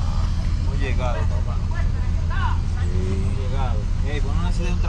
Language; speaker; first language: Spanish; native; Spanish